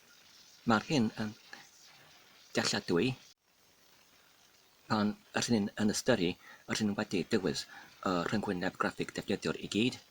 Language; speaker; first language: Welsh; non-native, fluent; English